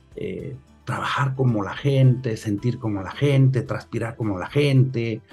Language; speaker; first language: Spanish; native; Spanish